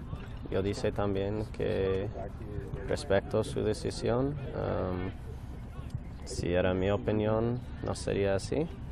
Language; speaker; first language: Spanish; non-native, learner; English